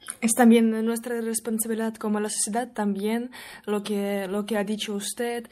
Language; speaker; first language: Spanish; non-native, learner; Russian